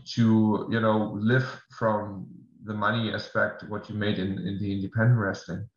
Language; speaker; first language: English; non-native, fluent; German